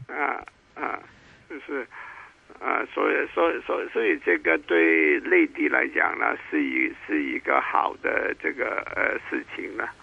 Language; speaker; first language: Chinese; non-native, local second language; Cantonese